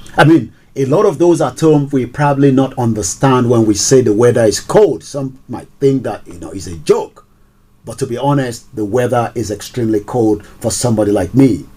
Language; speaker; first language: English; non-native, local second language; Yoruba